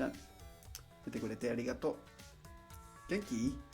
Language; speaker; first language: Japanese; non-native, learner; Spanish